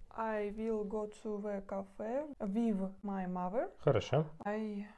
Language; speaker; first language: English; non-native, learner; Russian